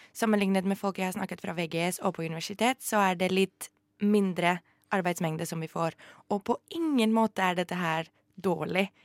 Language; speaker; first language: Norwegian; non-native, fluent; Greek